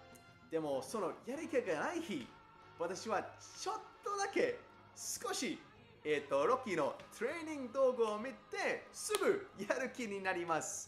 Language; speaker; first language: Japanese; non-native, fluent; English